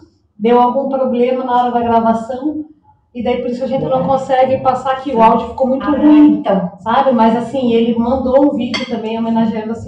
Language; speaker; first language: Portuguese; native; Portuguese